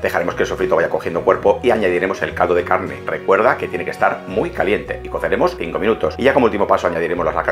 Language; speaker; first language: Spanish; native; Spanish